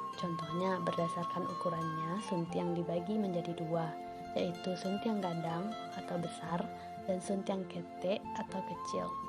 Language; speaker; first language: Indonesian; non-native, local second language; Minangkabau